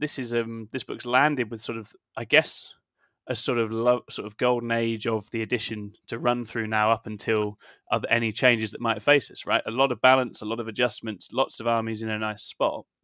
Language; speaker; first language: English; native; English